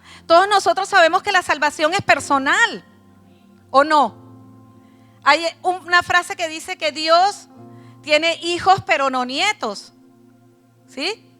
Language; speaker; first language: Spanish; native; Spanish